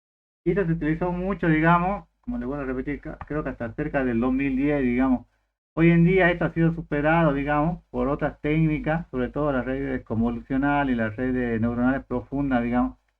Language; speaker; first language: Spanish; native; Spanish